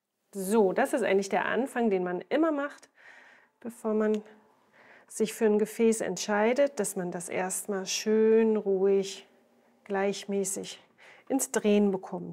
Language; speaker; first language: German; native; German